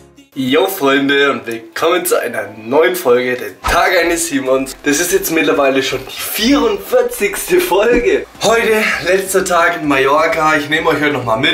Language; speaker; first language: German; native; German